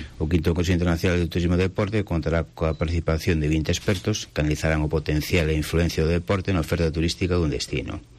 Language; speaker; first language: Galician; native; Galician